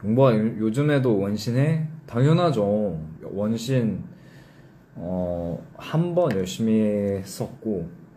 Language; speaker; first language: Korean; early bilingual, heritage; English